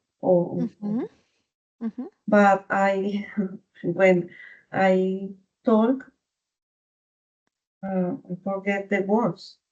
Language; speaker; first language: English; non-native, learner; Spanish